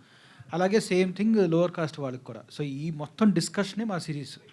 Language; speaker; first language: Telugu; native; Telugu